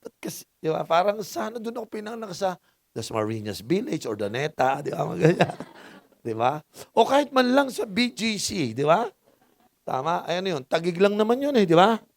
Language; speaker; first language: Filipino; non-native, local second language; Cebuano